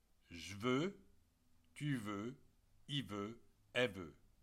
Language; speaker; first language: French; native; French